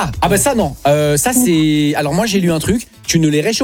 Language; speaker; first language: French; native; French